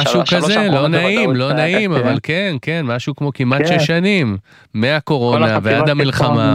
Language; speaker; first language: Hebrew; native; Hebrew